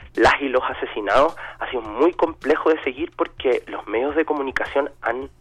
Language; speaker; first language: Spanish; native; Spanish